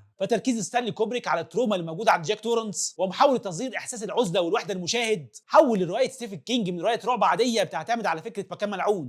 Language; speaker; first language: Arabic; native; Arabic